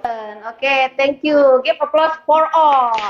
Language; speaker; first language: English; non-native, learner; Indonesian